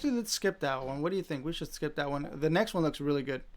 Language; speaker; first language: English; native; English